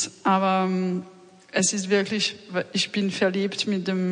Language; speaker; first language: German; non-native, fluent; French